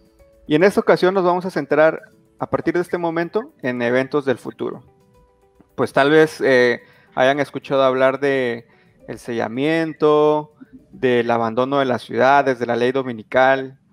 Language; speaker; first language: Spanish; native; Spanish